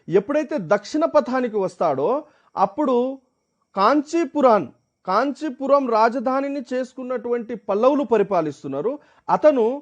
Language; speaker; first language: Telugu; non-native, local second language; Marathi